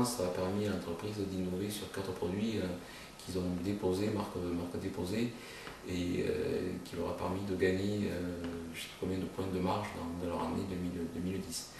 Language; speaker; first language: French; native; French